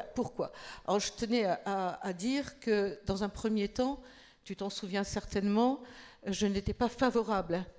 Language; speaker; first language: French; native; French